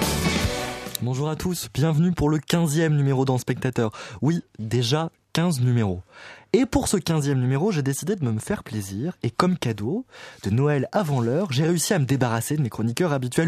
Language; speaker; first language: French; native; French